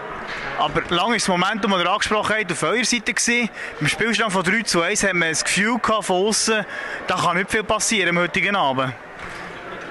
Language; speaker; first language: German; native; German